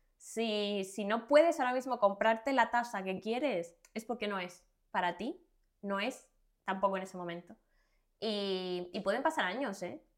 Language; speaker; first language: Spanish; native; Spanish